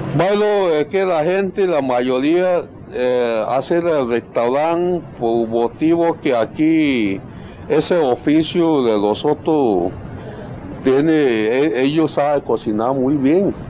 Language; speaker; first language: Spanish; non-native, learner; Chinese